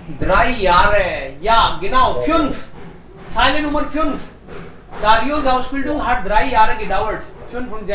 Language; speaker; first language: German; non-native, fluent; Hindi